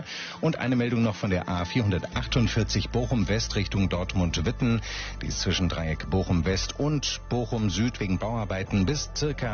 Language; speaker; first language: German; native; German